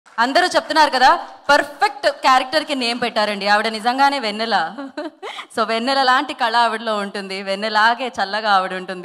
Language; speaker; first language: Telugu; native; Telugu